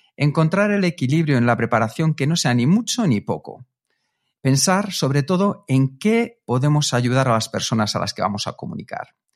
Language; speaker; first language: Spanish; native; Spanish